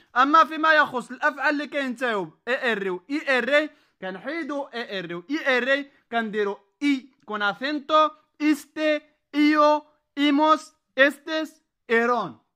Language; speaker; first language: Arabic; native; Arabic